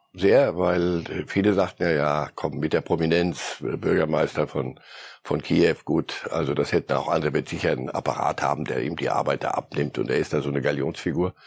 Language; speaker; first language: German; early bilingual, other home language; Polish